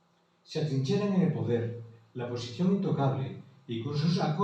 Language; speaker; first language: Spanish; native; Spanish